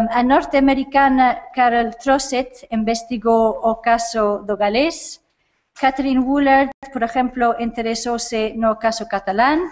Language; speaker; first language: Galician; non-native, fluent; English